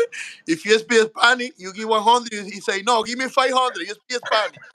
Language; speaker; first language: English; non-native, learner; Spanish